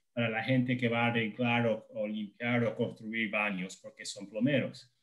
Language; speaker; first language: Spanish; non-native, fluent; English